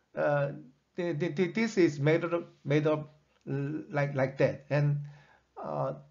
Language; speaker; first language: English; non-native, fluent; Korean